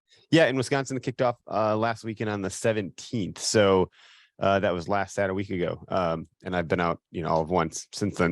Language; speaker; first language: English; native; English